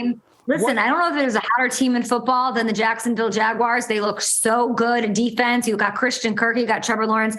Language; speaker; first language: English; native; English